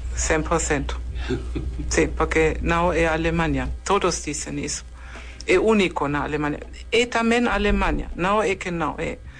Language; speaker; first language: Portuguese; non-native, fluent; German